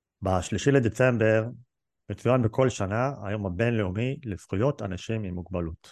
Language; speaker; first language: Hebrew; native; Hebrew